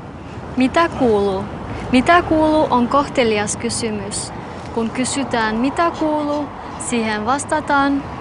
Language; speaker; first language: Finnish; non-native, fluent; Albanian